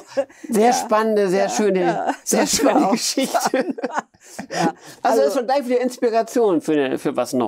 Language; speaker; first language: German; native; German